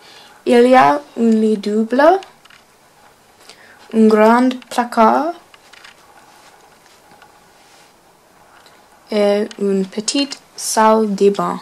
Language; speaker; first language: French; non-native, learner; English